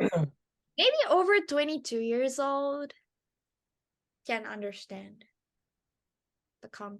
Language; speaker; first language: English; non-native, learner; Japanese